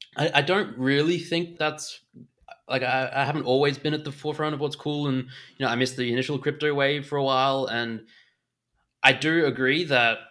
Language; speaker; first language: English; native; English